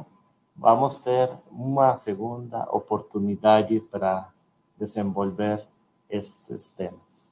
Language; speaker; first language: Portuguese; non-native, learner; Spanish